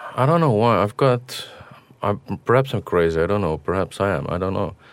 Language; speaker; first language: English; non-native, local second language; Afrikaans